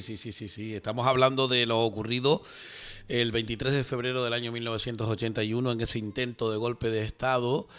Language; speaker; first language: Spanish; native; Spanish